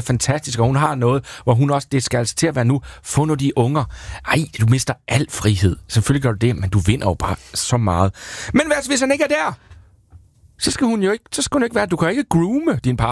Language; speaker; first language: Danish; native; Danish